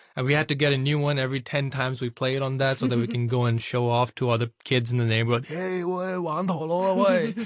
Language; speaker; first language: English; non-native, local second language; Urdu